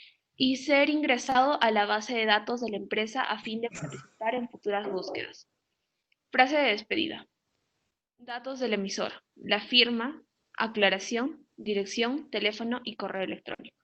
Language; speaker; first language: Spanish; native; Spanish